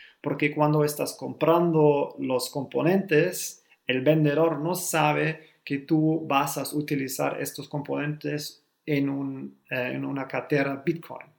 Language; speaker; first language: Spanish; non-native, learner; German